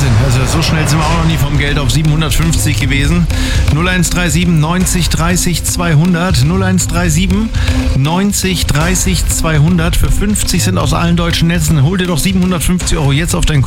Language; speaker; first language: German; native; German